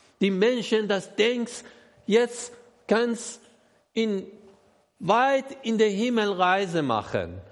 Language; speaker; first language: German; non-native, learner; Persian